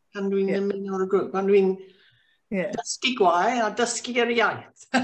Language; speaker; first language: Welsh; non-native, learner; English